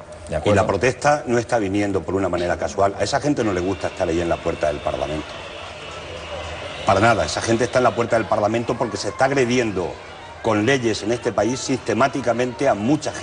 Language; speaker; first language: Spanish; native; Spanish